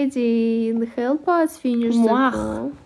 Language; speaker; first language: English; non-native, learner; Russian